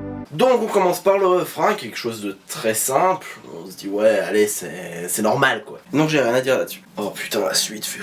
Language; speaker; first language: French; native; French